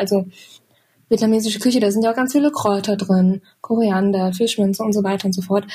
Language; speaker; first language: German; native; German